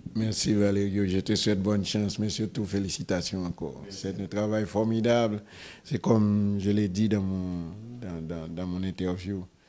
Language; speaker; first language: French; non-native, local second language; Haitian Creole